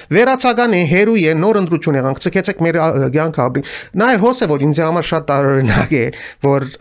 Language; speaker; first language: Armenian; native; Armenian